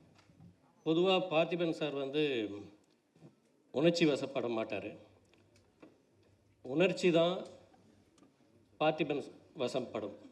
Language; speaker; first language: Tamil; native; Tamil